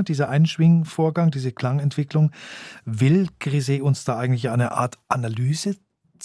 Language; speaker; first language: German; native; German